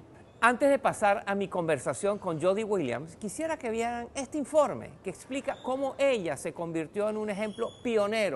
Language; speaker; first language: Spanish; native; Spanish